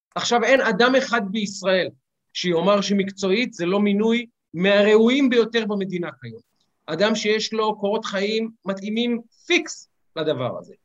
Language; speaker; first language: Hebrew; native; Hebrew